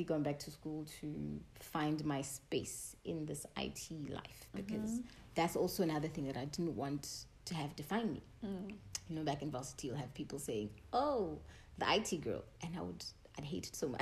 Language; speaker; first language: English; non-native, local second language; Tswana